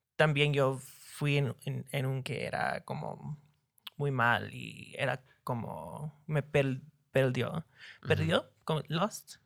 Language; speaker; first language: Spanish; early bilingual, heritage; Spanish